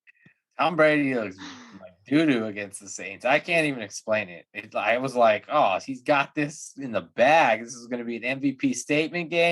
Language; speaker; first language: English; native; English